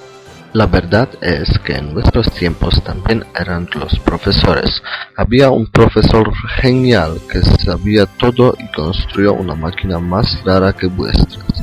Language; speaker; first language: Spanish; non-native, learner; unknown